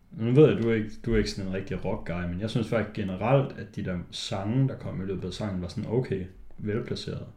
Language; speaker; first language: Danish; native; Danish